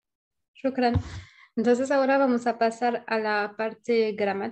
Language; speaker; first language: Spanish; non-native, fluent; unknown